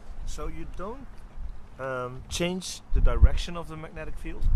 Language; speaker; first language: English; non-native, fluent; Dutch